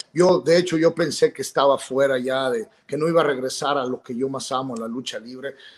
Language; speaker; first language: Spanish; native; Spanish